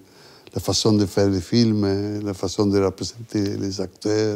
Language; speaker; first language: French; non-native, fluent; Italian